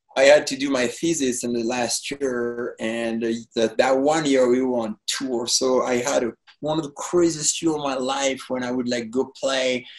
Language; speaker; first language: English; non-native, fluent; French